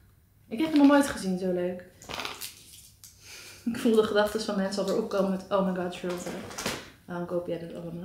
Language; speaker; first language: Dutch; native; Dutch